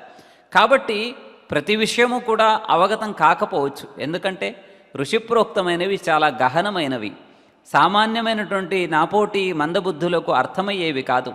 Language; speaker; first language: Telugu; native; Telugu